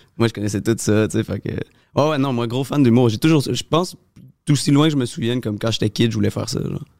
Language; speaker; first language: French; native; French